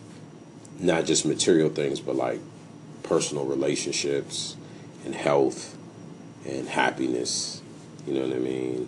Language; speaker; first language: English; native; English